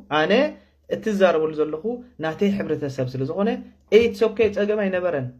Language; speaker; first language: Tigrinya; non-native, local second language; Afar